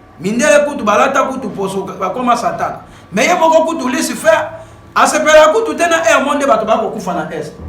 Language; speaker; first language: Lingala; native; Lingala